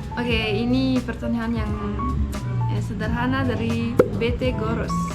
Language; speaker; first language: Indonesian; non-native, fluent; French